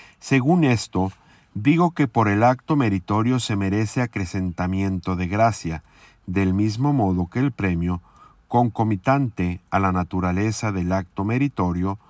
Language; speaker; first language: Spanish; native; Spanish